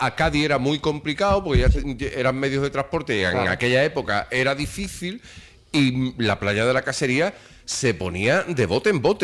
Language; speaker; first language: Spanish; native; Spanish